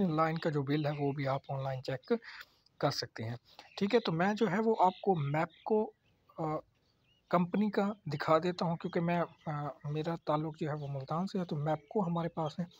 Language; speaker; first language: Urdu; native; Urdu